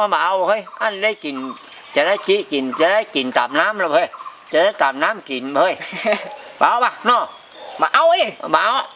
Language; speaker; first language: Thai; native; Thai